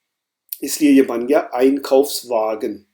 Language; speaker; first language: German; non-native, fluent; Urdu